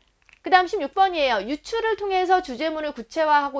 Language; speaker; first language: Korean; native; Korean